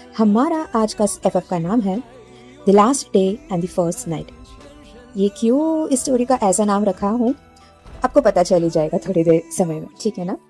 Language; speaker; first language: Hindi; non-native, local second language; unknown